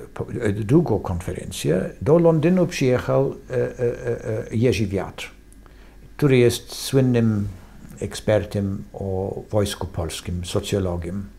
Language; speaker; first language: Polish; non-native, fluent; English